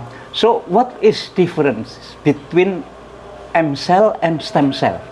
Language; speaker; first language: English; non-native, learner; Indonesian